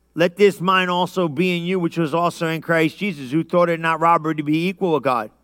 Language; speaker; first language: English; native; English